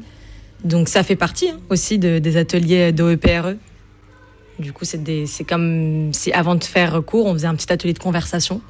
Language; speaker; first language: French; native; French